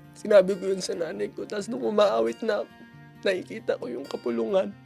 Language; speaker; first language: Filipino; native; Filipino